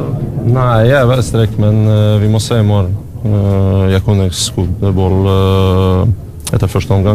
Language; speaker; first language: Norwegian; non-native, learner; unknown